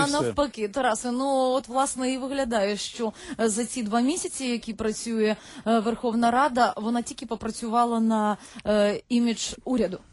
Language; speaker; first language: Ukrainian; native; Ukrainian